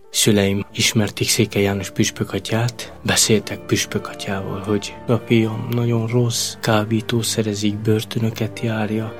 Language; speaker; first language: Hungarian; non-native, local second language; Romany